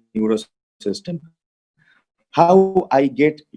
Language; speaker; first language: English; non-native, local second language; Hindi